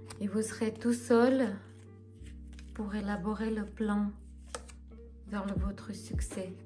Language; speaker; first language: French; non-native, fluent; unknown